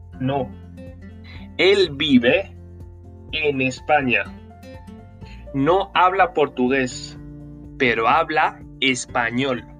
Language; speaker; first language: Spanish; non-native, fluent; Norwegian